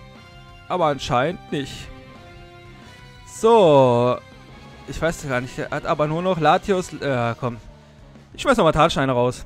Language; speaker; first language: German; native; German